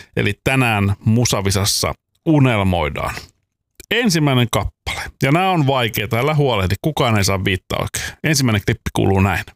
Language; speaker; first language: Finnish; native; Finnish